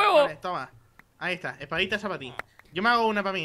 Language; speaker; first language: Spanish; native; Spanish